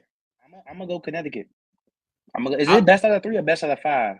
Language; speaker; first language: English; native; English